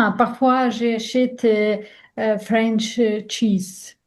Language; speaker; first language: French; non-native, learner; Russian